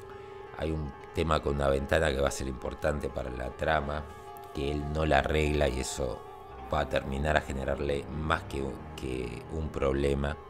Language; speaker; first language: Spanish; native; Spanish